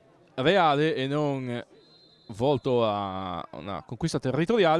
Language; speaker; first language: Italian; native; Italian